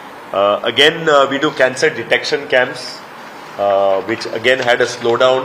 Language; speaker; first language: English; non-native, local second language; Konkani